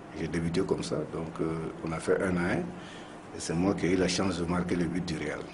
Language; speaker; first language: French; non-native, local second language; Bambara